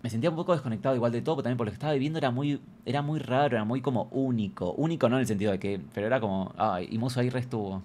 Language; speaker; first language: Spanish; native; Spanish